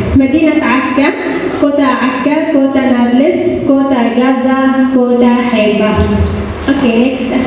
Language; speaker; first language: Indonesian; non-native, learner; Arabic